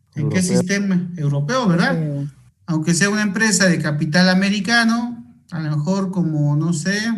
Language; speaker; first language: Spanish; native; Spanish